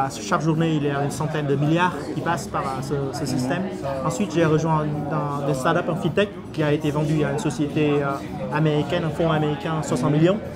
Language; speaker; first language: French; non-native, fluent; Vietnamese